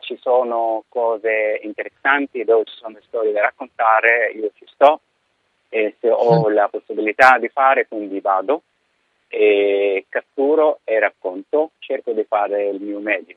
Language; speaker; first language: Italian; non-native, fluent; Arabic